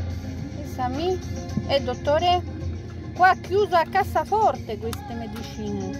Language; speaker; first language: Italian; non-native, learner; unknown